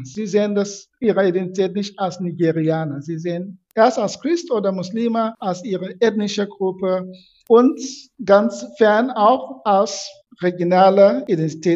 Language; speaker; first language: German; non-native, fluent; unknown